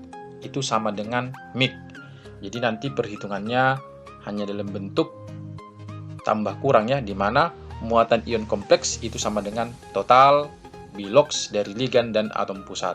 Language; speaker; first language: Indonesian; native; Indonesian